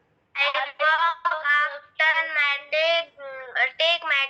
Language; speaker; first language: English; non-native, learner; Hindi